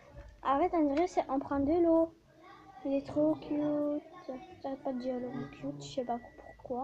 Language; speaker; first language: French; native; French